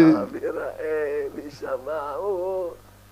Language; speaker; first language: Hebrew; early bilingual, other home language; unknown